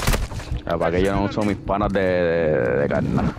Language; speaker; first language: Spanish; native; Spanish